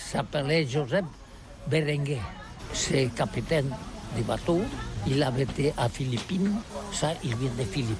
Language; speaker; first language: French; non-native, learner; Catalan